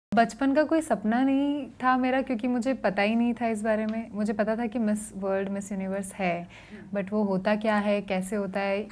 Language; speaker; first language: Hindi; native; Hindi